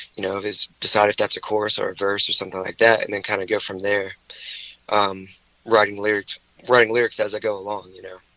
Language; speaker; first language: English; native; English